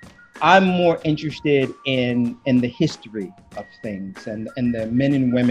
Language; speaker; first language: English; native; English